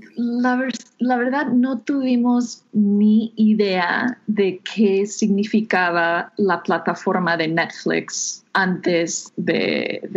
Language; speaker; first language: Spanish; non-native, fluent; English